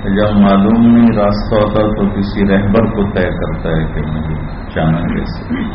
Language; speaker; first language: Urdu; native; Urdu